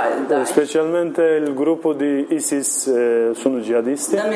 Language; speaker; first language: Italian; non-native, learner; Kurdish